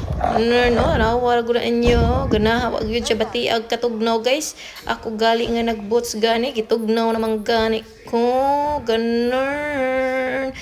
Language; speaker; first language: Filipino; non-native, local second language; Cebuano